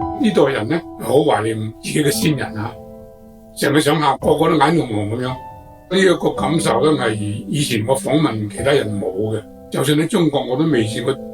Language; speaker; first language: Cantonese; native; Cantonese